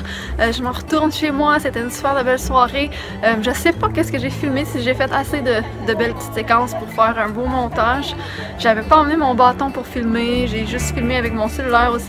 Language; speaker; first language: French; native; French